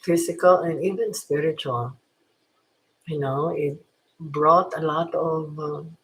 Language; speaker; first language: English; non-native, local second language; Filipino